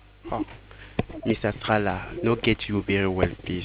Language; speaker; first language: English; non-native, local second language; French